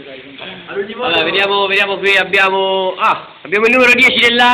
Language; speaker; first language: Italian; native; Italian